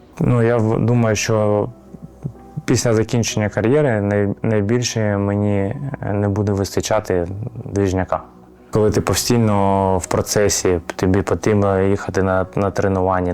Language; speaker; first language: Ukrainian; native; Ukrainian